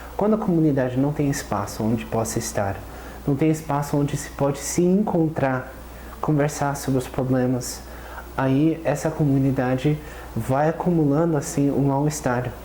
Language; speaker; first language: Portuguese; non-native, fluent; English